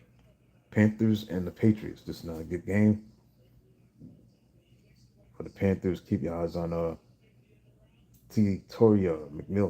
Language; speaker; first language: English; native; English